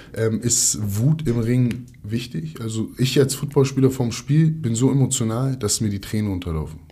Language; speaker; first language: German; early bilingual, other home language; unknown